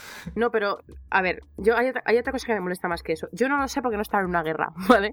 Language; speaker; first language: Spanish; native; Spanish